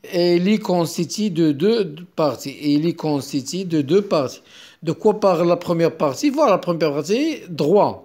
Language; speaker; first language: French; non-native, local second language; Arabic